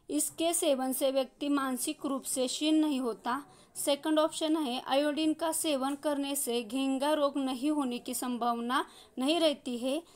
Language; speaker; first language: Hindi; non-native, local second language; Marathi